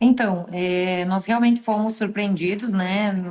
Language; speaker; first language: Portuguese; native; Portuguese